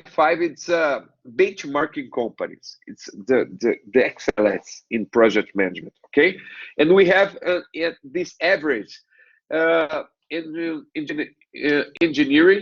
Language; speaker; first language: English; non-native, learner; Portuguese